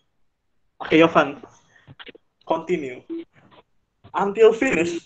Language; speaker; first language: English; non-native, fluent; Indonesian